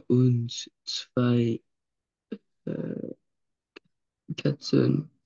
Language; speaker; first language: German; non-native, learner; French